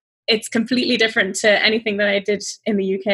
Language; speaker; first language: English; native; English